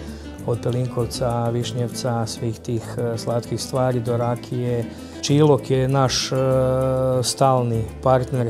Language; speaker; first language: Croatian; native; Croatian